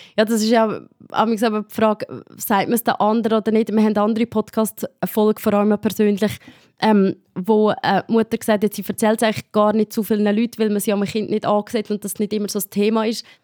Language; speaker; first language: German; native; German